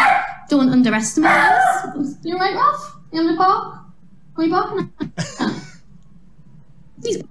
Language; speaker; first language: English; native; English